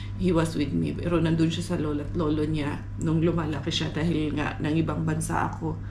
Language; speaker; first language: Filipino; non-native, local second language; Cebuano